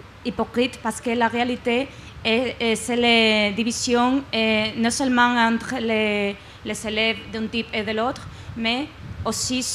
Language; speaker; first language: French; non-native, learner; Spanish